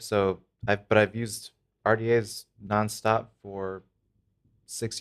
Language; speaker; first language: English; native; English